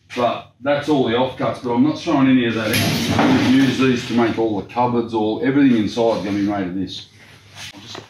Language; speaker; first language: English; native; English